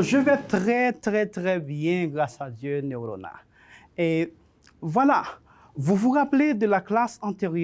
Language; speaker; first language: French; non-native, fluent; Spanish